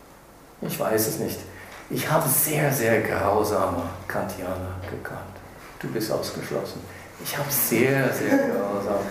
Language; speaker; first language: German; non-native, fluent; English